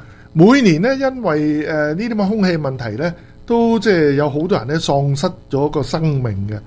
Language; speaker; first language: Chinese; native; Chinese